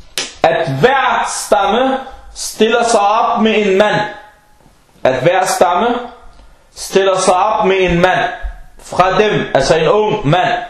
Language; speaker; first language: Danish; non-native, local second language; Arabic